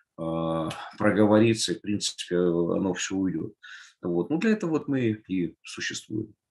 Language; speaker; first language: Russian; native; Russian